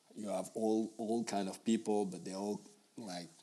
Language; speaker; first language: English; non-native, fluent; French